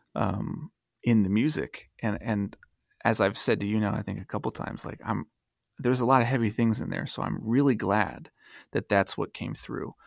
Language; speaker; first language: English; native; English